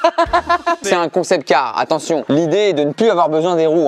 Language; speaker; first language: French; native; French